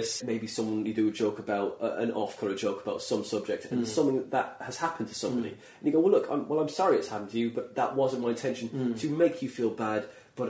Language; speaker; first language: English; native; English